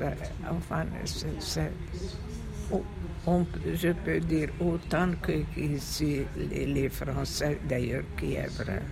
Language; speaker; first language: French; non-native, fluent; Hungarian